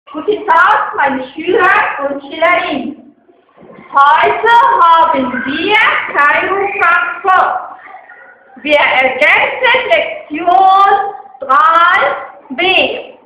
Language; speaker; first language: German; non-native, learner; Arabic